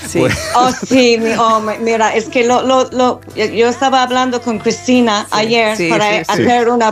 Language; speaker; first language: Spanish; non-native, learner; English